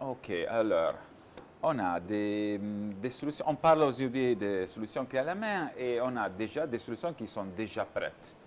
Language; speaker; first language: French; non-native, learner; Italian